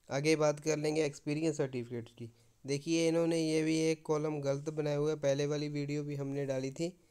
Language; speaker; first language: Hindi; non-native, local second language; Punjabi